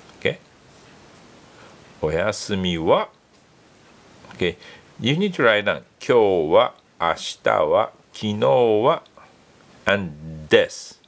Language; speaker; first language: Japanese; non-native, fluent; English